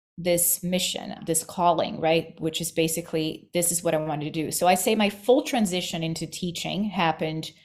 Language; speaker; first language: English; non-native, fluent; Portuguese